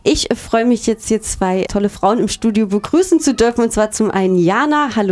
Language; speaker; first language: German; native; German